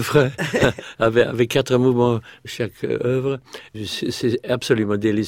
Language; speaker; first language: French; non-native, fluent; English